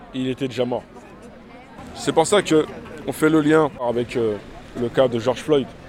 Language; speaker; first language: French; early bilingual, other home language; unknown